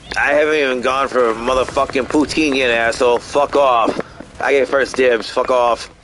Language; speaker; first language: English; native; English